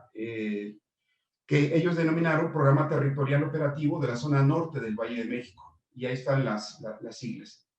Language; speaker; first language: Spanish; native; Spanish